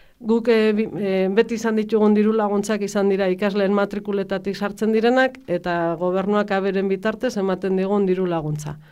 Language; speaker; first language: Basque; native; Basque